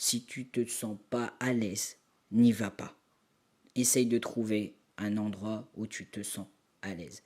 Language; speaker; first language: French; native; French